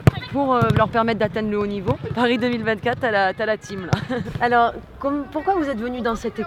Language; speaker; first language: French; native; French